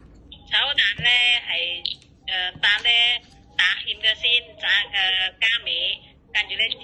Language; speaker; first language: Cantonese; non-native, learner; Indonesian